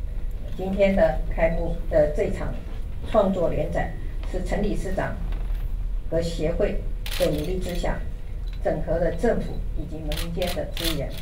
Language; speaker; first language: Chinese; native; Chinese